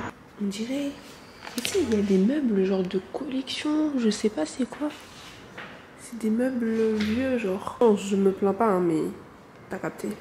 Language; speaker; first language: French; native; French